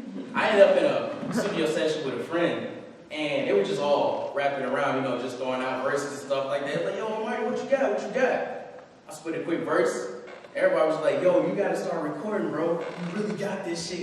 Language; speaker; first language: English; native; English